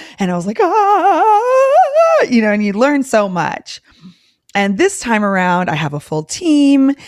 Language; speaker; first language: English; native; English